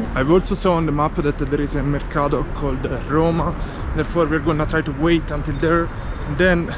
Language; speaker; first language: English; non-native, fluent; Italian